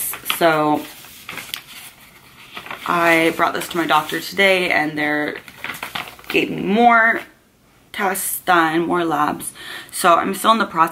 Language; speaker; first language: English; native; English